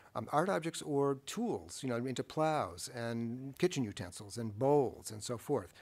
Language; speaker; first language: English; native; English